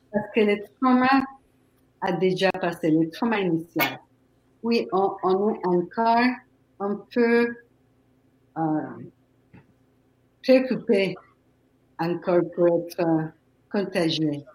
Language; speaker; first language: French; non-native, fluent; Spanish